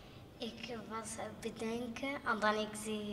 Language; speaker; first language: Dutch; non-native, learner; Arabic